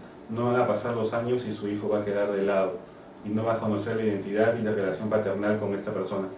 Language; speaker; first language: Spanish; native; Spanish